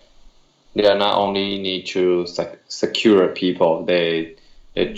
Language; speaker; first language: English; non-native, learner; Chinese